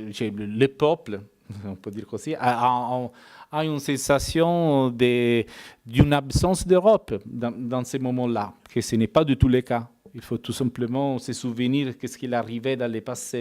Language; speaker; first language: French; non-native, fluent; Italian